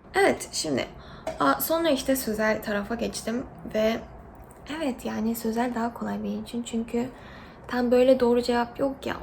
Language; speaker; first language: Turkish; early bilingual, other home language; Korean